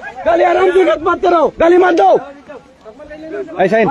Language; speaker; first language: Hindi; non-native, learner; Bangla